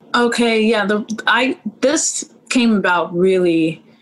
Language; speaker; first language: English; native; English